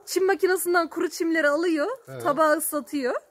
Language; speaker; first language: Turkish; native; Turkish